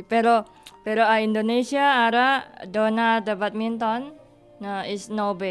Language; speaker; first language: Catalan; non-native, learner; Indonesian